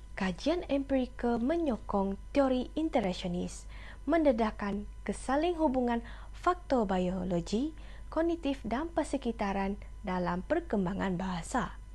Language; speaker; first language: Malay; non-native, local second language; Iban